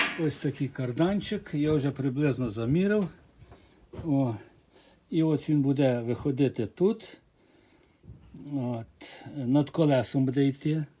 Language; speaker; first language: Ukrainian; native; Ukrainian